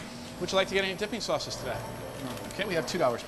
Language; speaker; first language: English; native; English